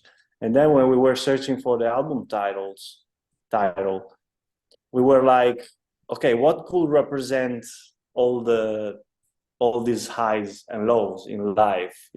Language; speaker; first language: English; non-native, fluent; Italian